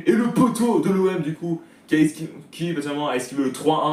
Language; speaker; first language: French; native; French